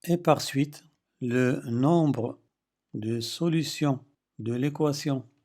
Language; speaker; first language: French; non-native, local second language; Arabic